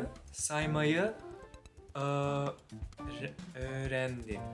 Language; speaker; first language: Turkish; non-native, learner; English